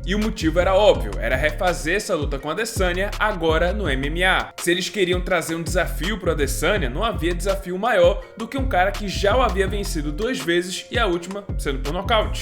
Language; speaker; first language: Portuguese; native; Portuguese